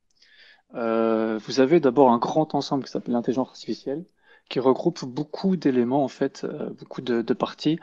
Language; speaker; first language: French; native; French